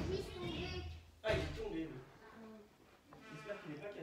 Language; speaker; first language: French; native; French